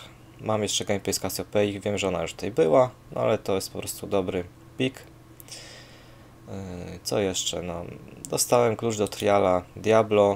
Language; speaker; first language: Polish; native; Polish